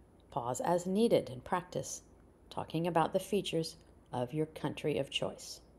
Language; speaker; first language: English; native; English